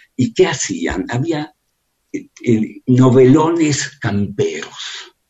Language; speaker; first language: Spanish; early bilingual, other home language; Russian